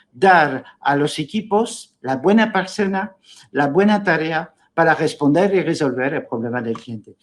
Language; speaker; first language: Spanish; non-native, fluent; French